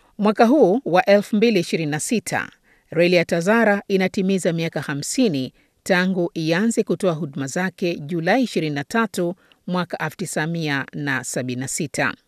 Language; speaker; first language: Swahili; native; Swahili